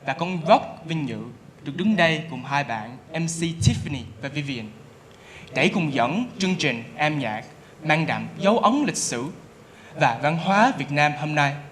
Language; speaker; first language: Vietnamese; early bilingual, other home language; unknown